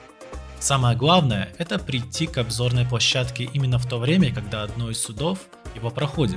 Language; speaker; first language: Russian; native; Russian